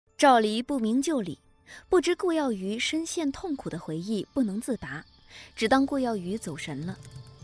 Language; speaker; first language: Chinese; native; Chinese